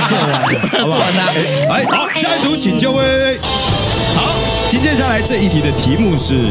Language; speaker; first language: Chinese; native; Chinese